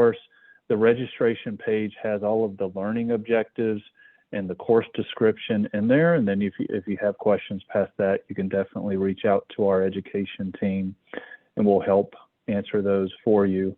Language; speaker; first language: English; native; English